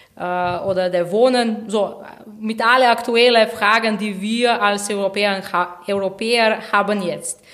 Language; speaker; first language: German; non-native, fluent; Slovenian